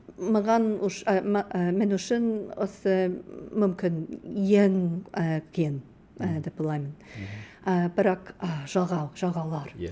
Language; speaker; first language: Kazakh; non-native, learner; English